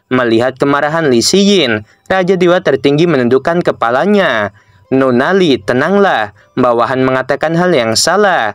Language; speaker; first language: Indonesian; native; Indonesian